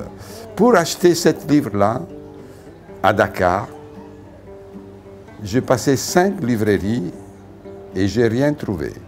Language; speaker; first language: French; non-native, fluent; Italian